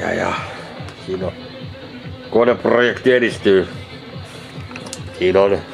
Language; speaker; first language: Finnish; native; Finnish